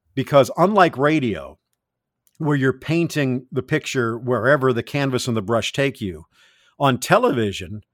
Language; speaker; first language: English; native; English